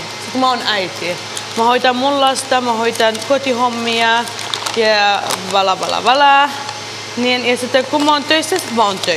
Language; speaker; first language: Finnish; non-native, fluent; Arabic